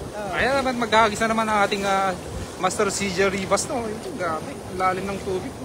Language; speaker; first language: Filipino; native; Filipino